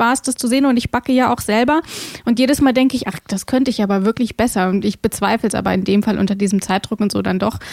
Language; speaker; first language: German; native; German